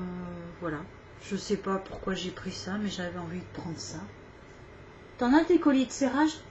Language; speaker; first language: French; native; French